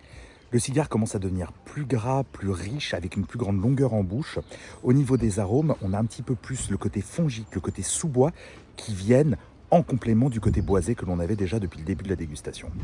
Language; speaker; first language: French; native; French